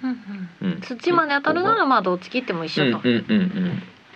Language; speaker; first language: Japanese; native; Japanese